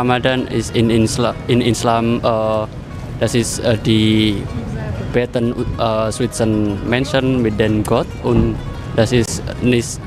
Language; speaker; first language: German; non-native, learner; Indonesian